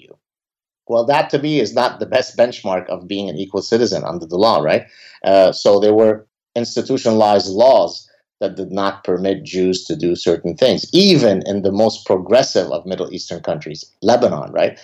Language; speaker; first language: English; early bilingual, other home language; Arabic